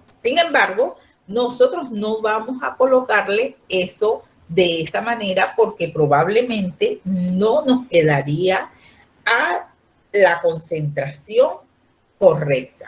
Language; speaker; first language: Spanish; native; Spanish